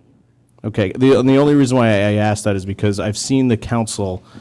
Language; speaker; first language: English; native; English